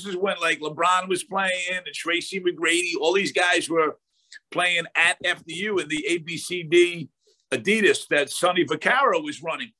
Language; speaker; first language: English; native; English